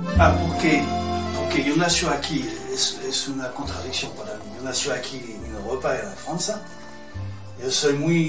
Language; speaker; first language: Spanish; non-native, fluent; French